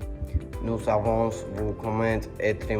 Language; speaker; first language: French; non-native, learner; Spanish